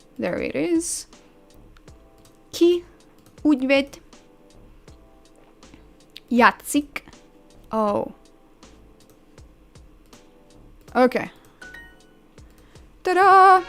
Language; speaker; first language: Hungarian; non-native, learner; English